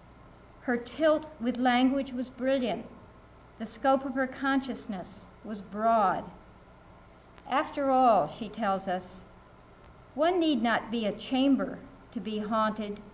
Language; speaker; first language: English; native; English